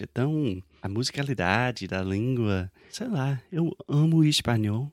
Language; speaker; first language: Portuguese; non-native, fluent; English